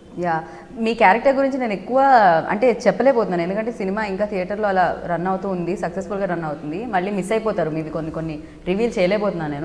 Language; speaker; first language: Telugu; native; Telugu